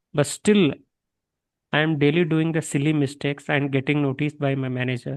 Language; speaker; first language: English; non-native, local second language; Kannada